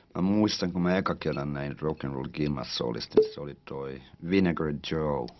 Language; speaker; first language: Finnish; early bilingual, heritage; Finnish